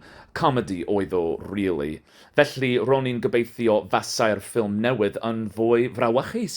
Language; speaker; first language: Welsh; non-native, learner; English